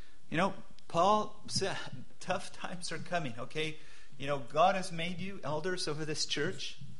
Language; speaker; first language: English; native; English